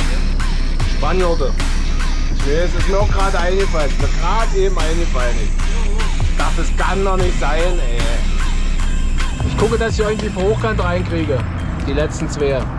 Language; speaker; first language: German; native; German